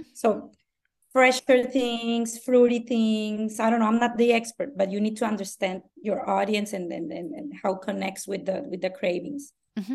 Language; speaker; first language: English; non-native, fluent; Spanish